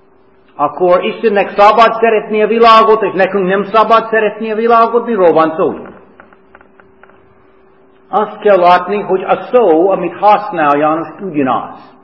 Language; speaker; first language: Hungarian; non-native, fluent; English